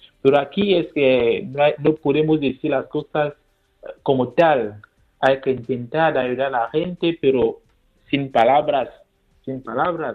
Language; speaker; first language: Spanish; non-native, fluent; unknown